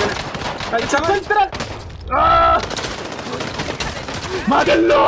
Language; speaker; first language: Spanish; native; Spanish